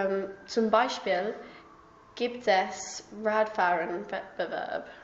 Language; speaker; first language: German; non-native, learner; English